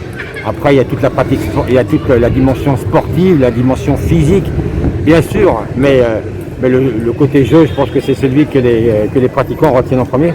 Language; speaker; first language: French; native; French